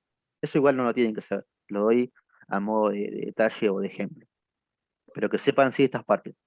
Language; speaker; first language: Spanish; native; Spanish